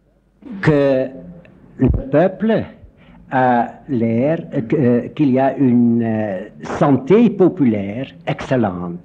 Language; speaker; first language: French; non-native, fluent; Dutch